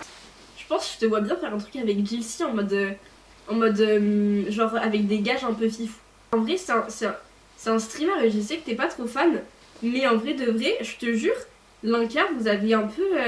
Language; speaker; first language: French; native; French